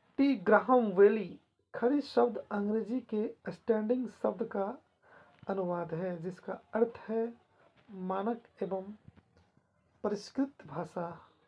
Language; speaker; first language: Hindi; native; Hindi